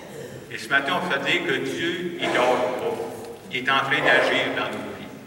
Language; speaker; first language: French; native; French